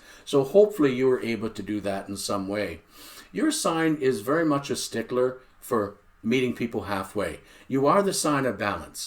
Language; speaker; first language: English; native; English